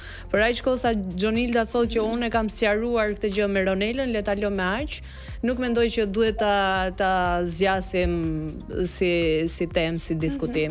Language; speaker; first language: Albanian; native; Albanian